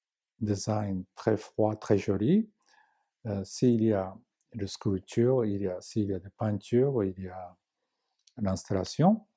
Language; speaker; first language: French; non-native, learner; Japanese